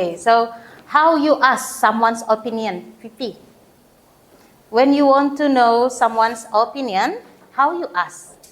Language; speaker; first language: English; non-native, fluent; Indonesian